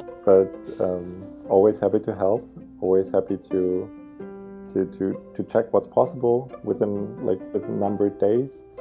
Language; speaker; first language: English; non-native, fluent; German